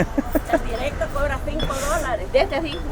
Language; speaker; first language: Spanish; native; Spanish